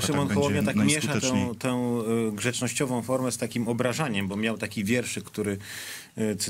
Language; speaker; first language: Polish; native; Polish